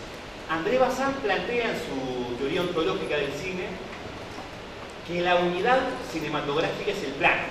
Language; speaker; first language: Spanish; native; Spanish